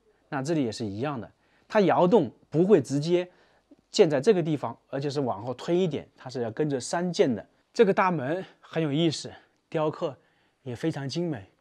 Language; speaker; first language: Chinese; native; Chinese